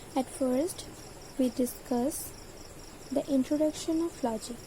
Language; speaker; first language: English; non-native, local second language; Assamese